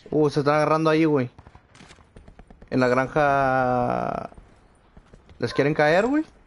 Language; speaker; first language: Spanish; early bilingual, heritage; Spanish